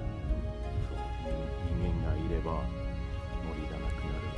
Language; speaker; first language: Japanese; non-native, fluent; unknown